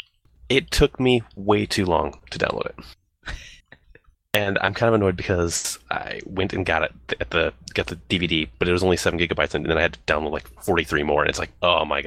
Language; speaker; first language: English; native; English